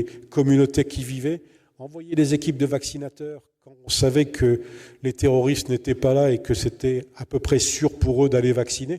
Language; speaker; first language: French; native; French